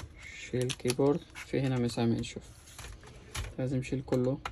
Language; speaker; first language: Arabic; non-native, learner; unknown